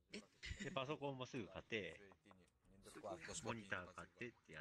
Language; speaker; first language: Japanese; native; Japanese